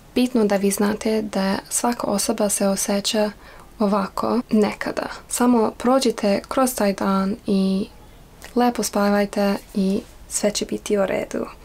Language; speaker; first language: Serbian; early bilingual, heritage; Serbian